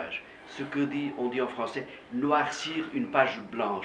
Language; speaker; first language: French; non-native, fluent; Portuguese